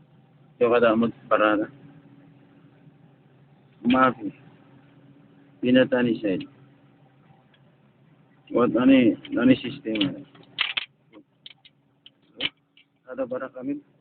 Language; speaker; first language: Arabic; non-native, learner; Filipino